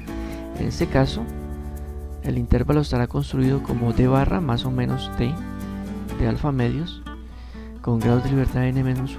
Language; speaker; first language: Spanish; native; Spanish